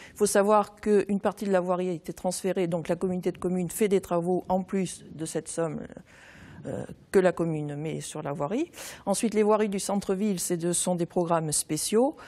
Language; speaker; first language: French; native; French